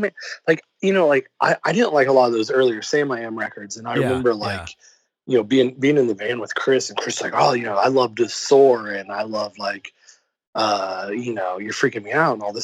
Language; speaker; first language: English; native; English